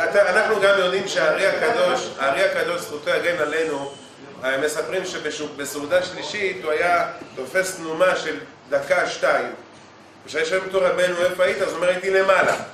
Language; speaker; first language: Hebrew; native; Hebrew